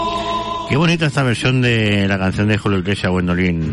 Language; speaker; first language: Spanish; native; Spanish